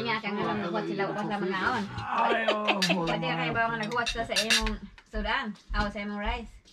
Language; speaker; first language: Swedish; non-native, learner; Cebuano